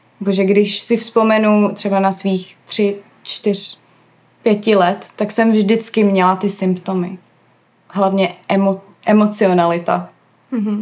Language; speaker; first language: Czech; early bilingual, other home language; English